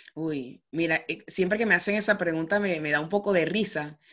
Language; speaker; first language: Spanish; native; Spanish